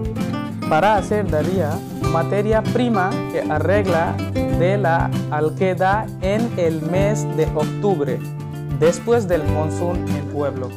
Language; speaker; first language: Spanish; non-native, learner; Hindi